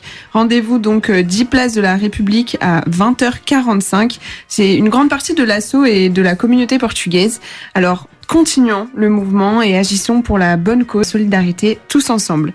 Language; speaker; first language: French; native; French